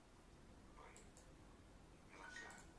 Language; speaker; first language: Portuguese; non-native, learner; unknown